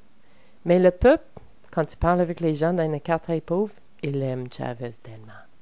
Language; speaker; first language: French; non-native, learner; English